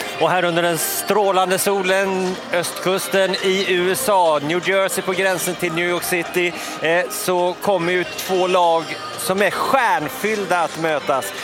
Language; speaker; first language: Swedish; native; Swedish